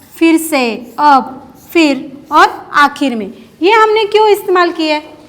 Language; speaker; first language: Hindi; non-native, local second language; Marathi